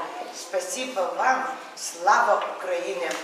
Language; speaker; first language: Russian; non-native, local second language; Lithuanian